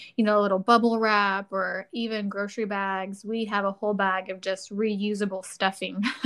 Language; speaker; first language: English; native; English